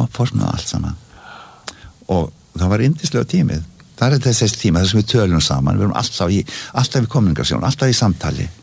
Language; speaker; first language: Icelandic; early bilingual, heritage; Icelandic